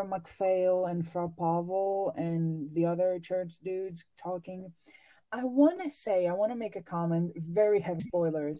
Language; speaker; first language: English; non-native, fluent; Greek